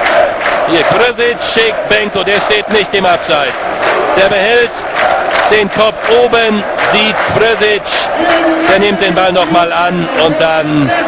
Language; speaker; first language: German; native; German